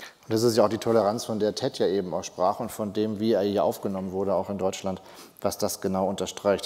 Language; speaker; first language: German; native; German